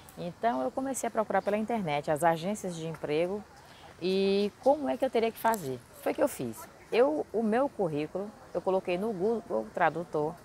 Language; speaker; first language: Portuguese; native; Portuguese